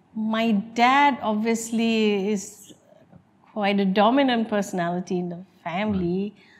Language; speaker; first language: English; non-native, local second language; Malay